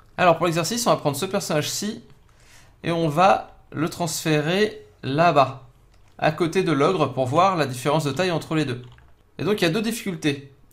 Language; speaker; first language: French; native; French